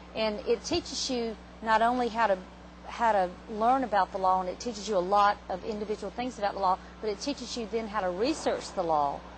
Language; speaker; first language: English; native; English